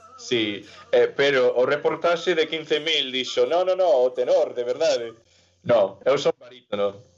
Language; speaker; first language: Galician; non-native, fluent; English